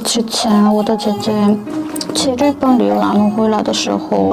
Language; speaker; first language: Chinese; non-native, learner; Korean